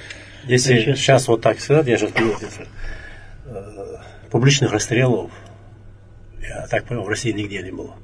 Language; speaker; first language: Russian; non-native, local second language; Chechen